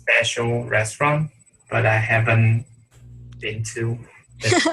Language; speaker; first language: English; non-native, learner; Chinese